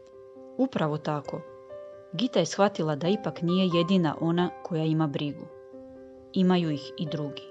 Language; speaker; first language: Croatian; native; Croatian